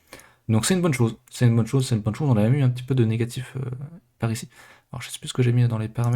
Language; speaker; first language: French; native; French